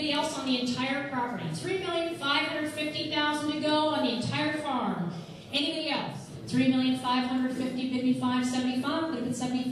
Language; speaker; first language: English; native; English